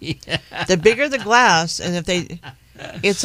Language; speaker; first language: English; native; English